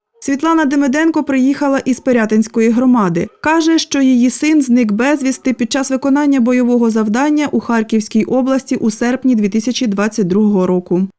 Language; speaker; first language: Ukrainian; native; Ukrainian